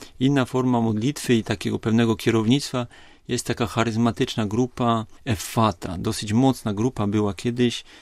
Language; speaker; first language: Polish; native; Polish